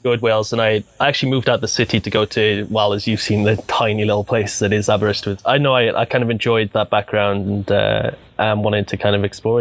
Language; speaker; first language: English; native; English